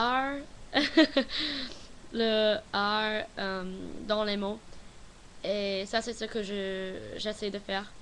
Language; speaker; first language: French; non-native, learner; English